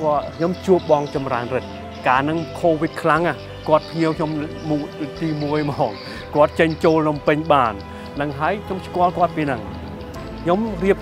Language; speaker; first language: Khmer; early bilingual, heritage; Khmer